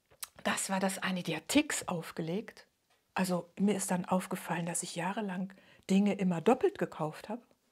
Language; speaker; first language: German; native; German